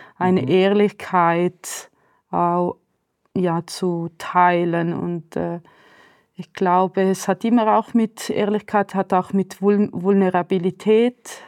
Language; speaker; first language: German; non-native, local second language; Italian